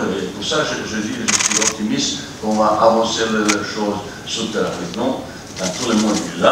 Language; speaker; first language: French; non-native, fluent; Bosnian